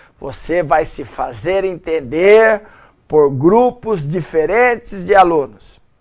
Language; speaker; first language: Portuguese; native; Portuguese